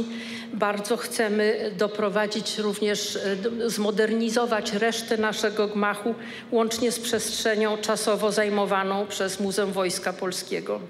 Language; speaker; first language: Polish; native; Polish